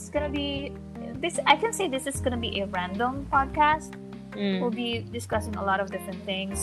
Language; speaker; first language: English; non-native, local second language; Filipino